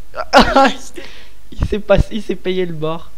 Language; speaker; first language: French; native; French